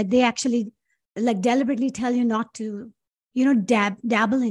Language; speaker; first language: English; non-native, local second language; Urdu